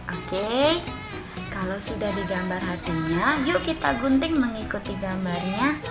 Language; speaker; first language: Indonesian; native; Indonesian